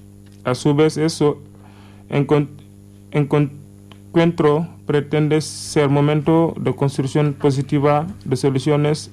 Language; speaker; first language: Spanish; non-native, learner; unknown